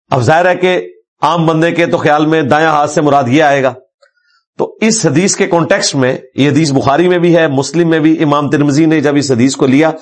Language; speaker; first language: Urdu; non-native, local second language; Punjabi